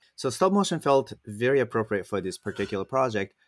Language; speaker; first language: English; non-native, fluent; Japanese